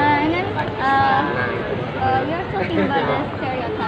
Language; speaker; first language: English; non-native, learner; Indonesian